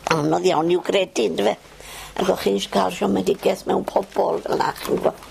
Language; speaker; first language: Welsh; native; Welsh